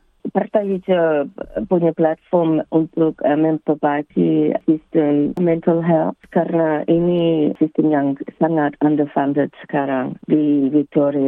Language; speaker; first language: Indonesian; early bilingual, heritage; English